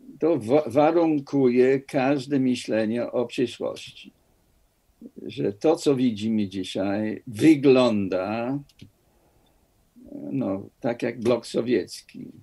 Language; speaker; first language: Polish; non-native, fluent; English